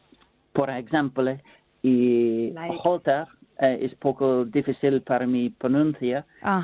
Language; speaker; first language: Spanish; non-native, learner; English